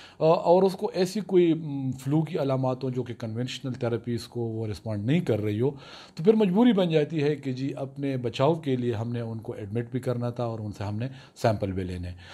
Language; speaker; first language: Urdu; non-native, local second language; Pashto